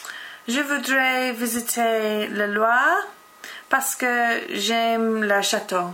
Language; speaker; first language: French; non-native, learner; English